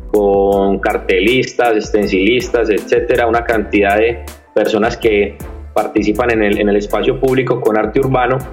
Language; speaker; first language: Spanish; native; Spanish